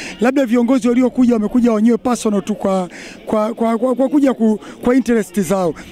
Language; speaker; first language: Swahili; native; Swahili